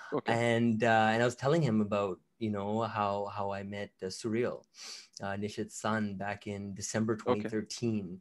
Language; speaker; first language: English; native; English